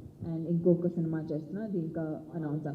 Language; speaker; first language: Telugu; non-native, local second language; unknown